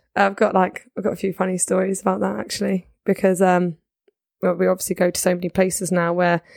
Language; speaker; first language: English; native; English